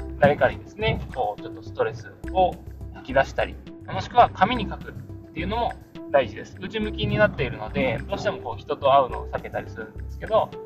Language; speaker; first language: Japanese; native; Japanese